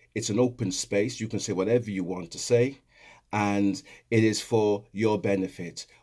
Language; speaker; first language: English; native; English